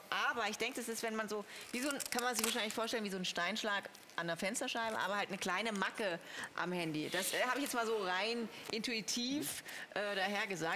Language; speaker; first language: German; native; German